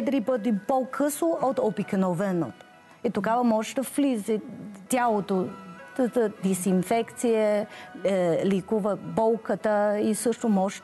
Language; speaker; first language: Bulgarian; non-native, learner; Chinese